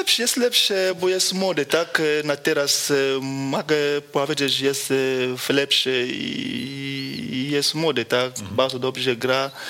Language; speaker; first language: Polish; non-native, fluent; Lingala